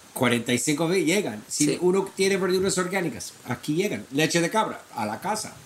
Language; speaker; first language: Spanish; non-native, fluent; English